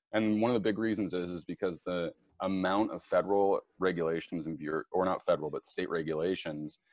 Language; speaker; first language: English; native; English